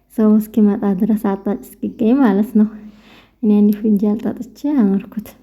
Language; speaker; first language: Amharic; native; Amharic